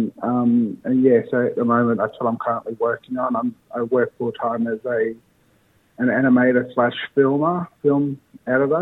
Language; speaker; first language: English; native; English